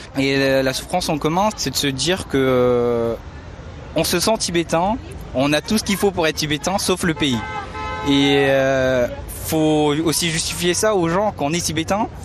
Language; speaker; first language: French; early bilingual, other home language; Tibetan